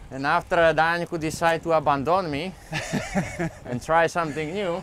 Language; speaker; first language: English; non-native, fluent; Slovak